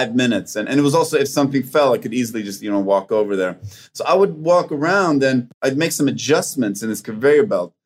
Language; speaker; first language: English; non-native, fluent; Swedish